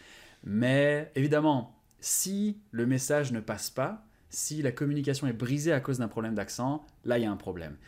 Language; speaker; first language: French; native; French